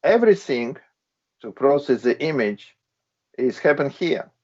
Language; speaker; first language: English; non-native, fluent; Latvian